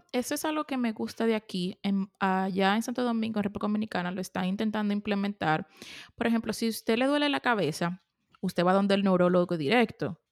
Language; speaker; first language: Spanish; native; Spanish